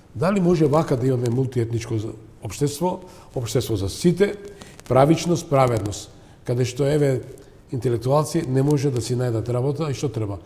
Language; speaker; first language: Macedonian; non-native, local second language; Serbian